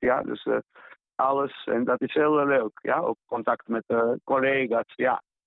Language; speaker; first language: Dutch; non-native, learner; Georgian